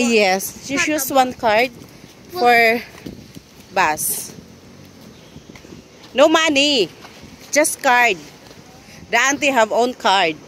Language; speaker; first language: English; non-native, local second language; Cebuano